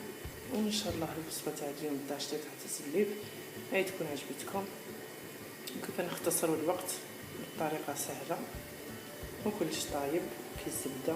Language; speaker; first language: Arabic; native; Arabic